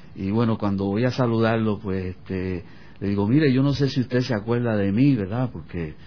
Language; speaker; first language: Spanish; native; Spanish